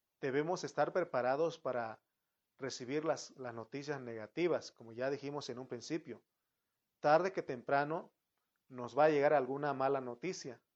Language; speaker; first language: Spanish; native; Spanish